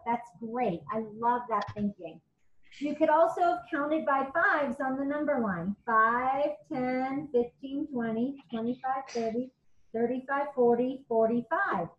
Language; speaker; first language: English; native; English